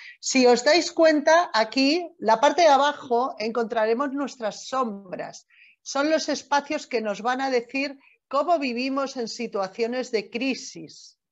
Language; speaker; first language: Spanish; native; Spanish